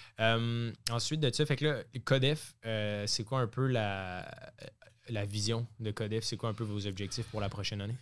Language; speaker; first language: French; native; French